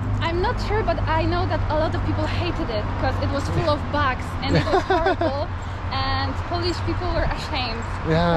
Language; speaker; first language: English; non-native, fluent; Polish